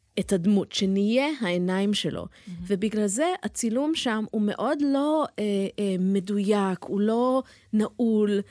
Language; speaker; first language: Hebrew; early bilingual, heritage; Hebrew